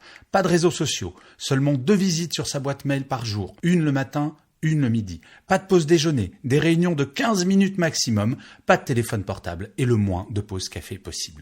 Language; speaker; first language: French; native; French